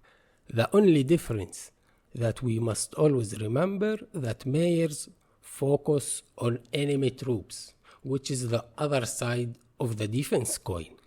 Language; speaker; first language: English; non-native, fluent; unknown